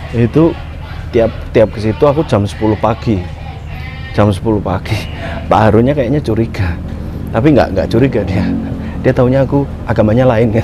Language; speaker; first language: Indonesian; native; Indonesian